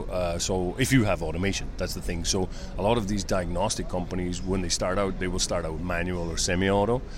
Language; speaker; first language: English; native; English